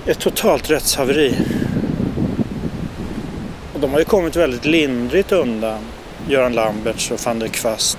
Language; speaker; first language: Swedish; native; Swedish